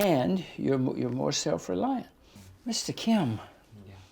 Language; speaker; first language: English; native; English